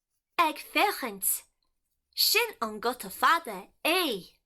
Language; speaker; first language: Irish; non-native, local second language; English